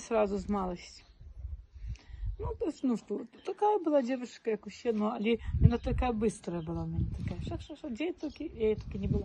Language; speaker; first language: Russian; non-native, local second language; Belarusian